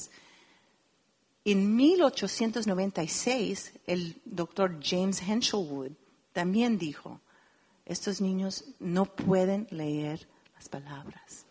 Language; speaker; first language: Spanish; early bilingual, heritage; Spanish